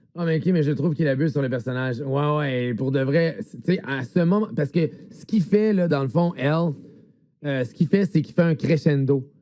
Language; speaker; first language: French; native; French